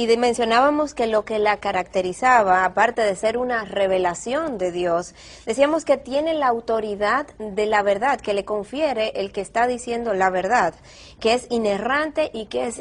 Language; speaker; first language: Spanish; native; Spanish